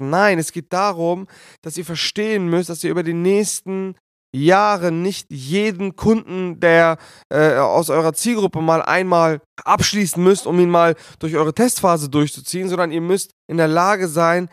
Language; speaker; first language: German; native; German